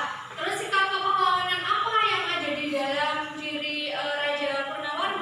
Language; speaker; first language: Indonesian; native; Indonesian